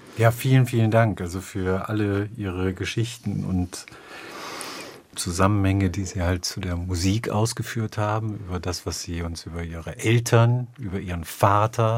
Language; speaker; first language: German; native; German